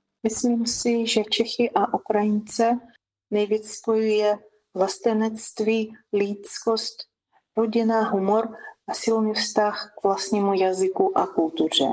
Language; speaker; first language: Czech; non-native, fluent; Ukrainian